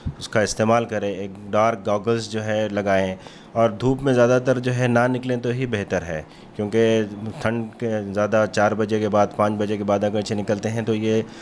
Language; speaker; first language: Hindi; non-native, local second language; Urdu